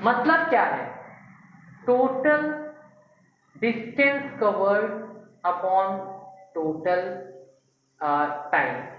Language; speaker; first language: Hindi; native; Hindi